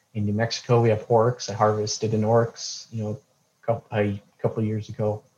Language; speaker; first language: English; native; English